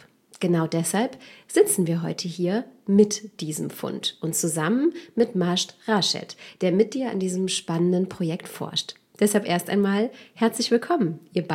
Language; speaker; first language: German; native; German